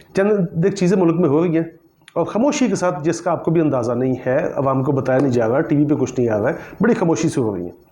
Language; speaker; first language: Urdu; non-native, local second language; Punjabi